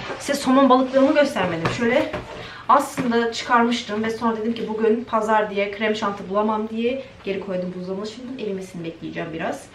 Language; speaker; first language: Turkish; native; Turkish